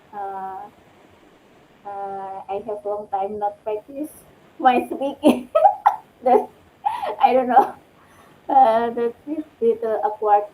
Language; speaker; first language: English; non-native, learner; Indonesian